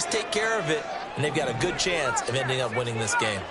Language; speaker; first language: English; native; English